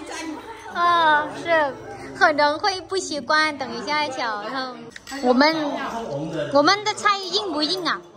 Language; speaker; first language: Chinese; non-native, fluent; Vietnamese